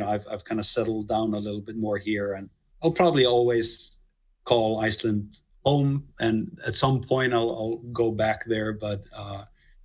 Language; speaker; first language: English; non-native, fluent; Icelandic